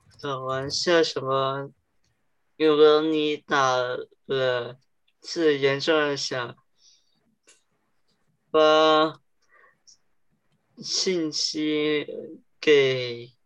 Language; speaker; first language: Chinese; early bilingual, heritage; Chinese